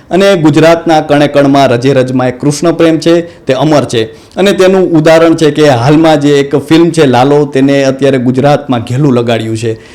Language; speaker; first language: Gujarati; native; Gujarati